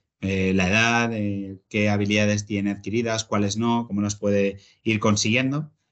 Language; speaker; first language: Spanish; native; Spanish